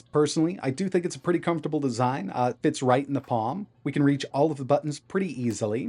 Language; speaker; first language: English; native; English